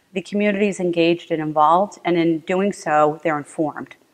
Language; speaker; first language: English; native; English